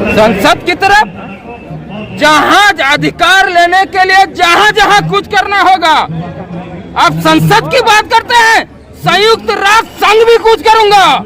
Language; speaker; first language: Hindi; non-native, local second language; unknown